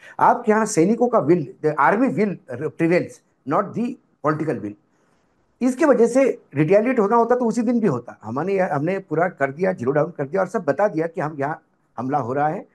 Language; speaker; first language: Hindi; non-native, local second language; Marathi